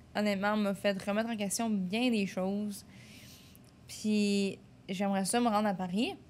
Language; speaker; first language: French; native; French